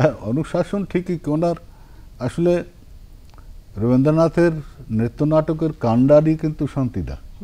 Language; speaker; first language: Bangla; non-native, local second language; Punjabi